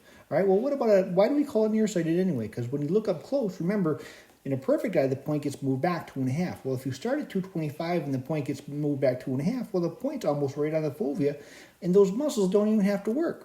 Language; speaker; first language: English; native; English